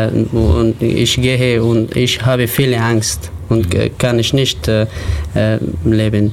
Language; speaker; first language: German; non-native, learner; Persian